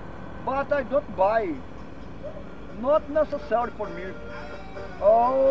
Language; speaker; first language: English; non-native, learner; Portuguese